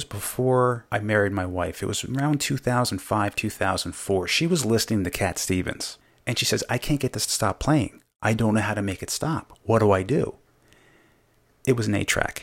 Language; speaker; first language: English; native; English